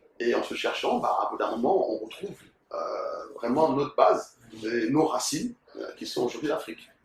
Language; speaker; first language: French; early bilingual, other home language; Soninke